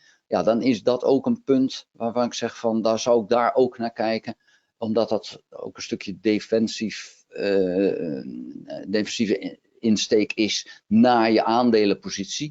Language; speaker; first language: Dutch; native; Dutch